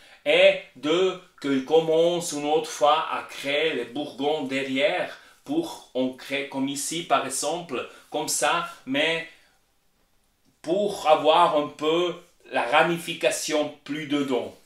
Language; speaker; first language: French; non-native, learner; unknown